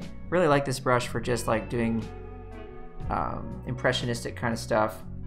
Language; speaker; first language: English; native; English